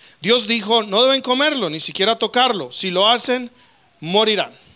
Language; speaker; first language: Spanish; native; Spanish